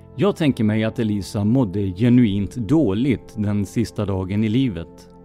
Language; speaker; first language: Swedish; native; Swedish